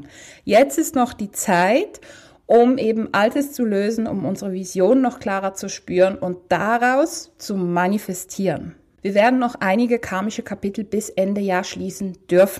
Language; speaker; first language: German; native; German